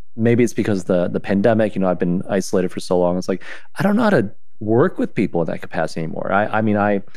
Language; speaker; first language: English; non-native, fluent; Chinese